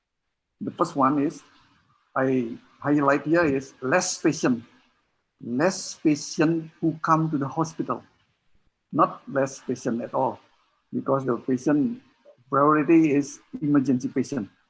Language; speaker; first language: English; non-native, learner; Indonesian